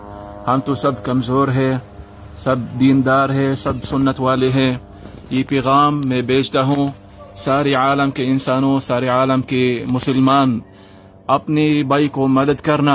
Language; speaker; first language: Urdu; non-native, learner; Arabic